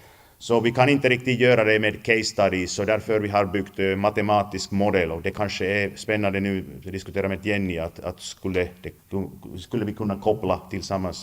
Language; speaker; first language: Swedish; non-native, fluent; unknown